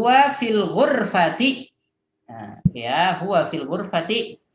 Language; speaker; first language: Arabic; non-native, fluent; Indonesian